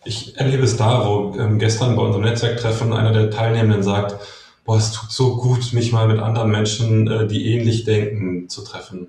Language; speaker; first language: German; native; German